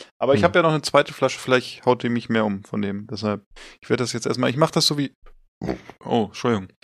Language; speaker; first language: German; native; German